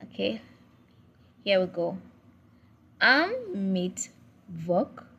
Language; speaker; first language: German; non-native, learner; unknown